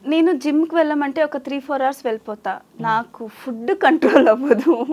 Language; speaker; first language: Telugu; non-native, local second language; Kannada